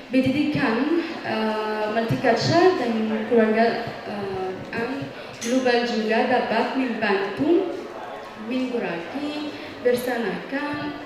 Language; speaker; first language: Indonesian; non-native, fluent; Arabic